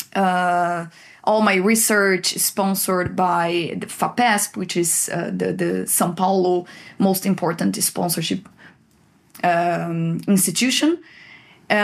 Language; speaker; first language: English; non-native, fluent; Portuguese